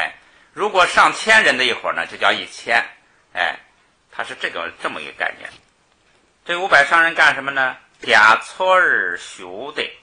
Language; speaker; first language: Chinese; native; Chinese